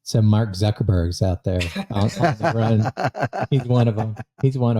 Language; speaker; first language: English; native; English